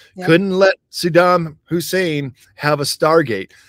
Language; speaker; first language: English; native; English